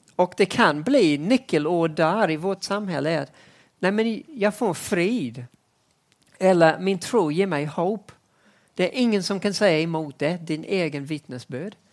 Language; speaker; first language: Swedish; non-native, fluent; English